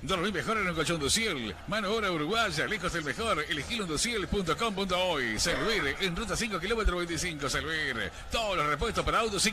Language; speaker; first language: Spanish; native; Spanish